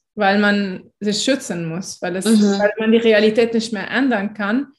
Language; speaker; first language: German; non-native, fluent; Arabic